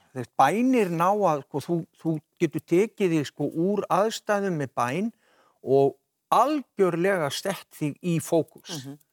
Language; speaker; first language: Icelandic; native; Icelandic